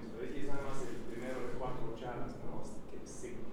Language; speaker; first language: Spanish; non-native, fluent; English